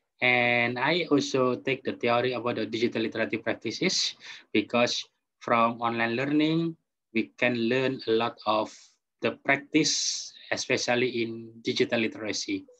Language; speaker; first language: English; non-native, fluent; Indonesian